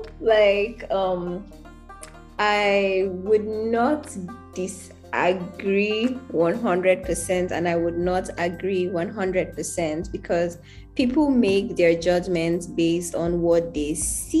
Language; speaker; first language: English; non-native, local second language; Hausa